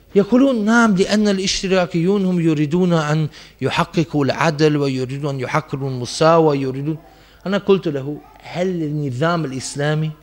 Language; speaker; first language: Arabic; non-native, fluent; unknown